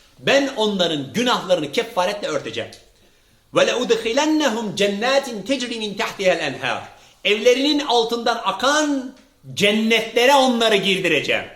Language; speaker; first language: Turkish; early bilingual, heritage; Turkish